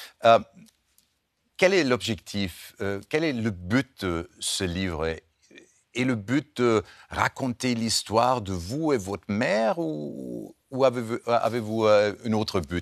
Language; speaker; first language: French; non-native, fluent; German